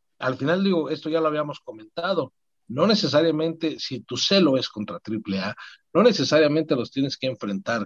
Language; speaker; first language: Spanish; native; Spanish